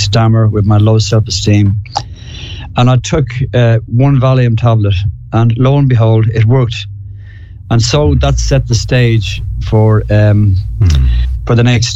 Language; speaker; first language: English; native; English